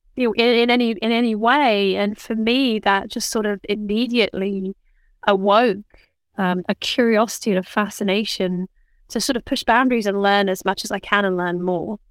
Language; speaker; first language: English; native; English